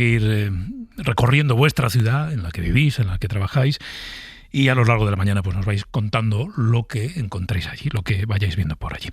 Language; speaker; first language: Spanish; native; Spanish